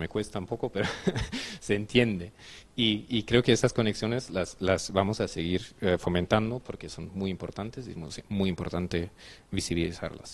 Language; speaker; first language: Spanish; non-native, fluent; German